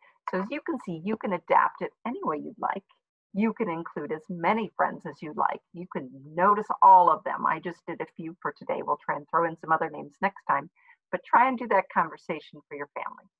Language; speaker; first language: English; native; English